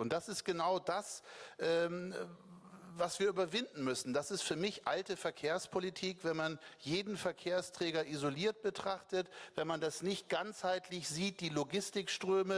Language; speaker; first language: German; native; German